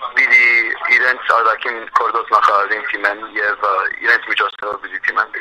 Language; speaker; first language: Armenian; early bilingual, heritage; Armenian